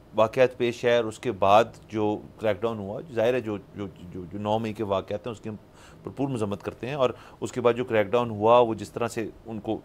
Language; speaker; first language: Urdu; native; Urdu